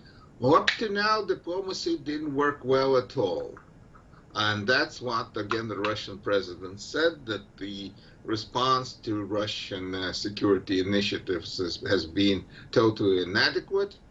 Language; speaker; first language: English; non-native, fluent; Russian